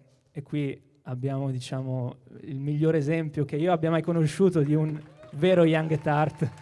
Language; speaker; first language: Italian; native; Italian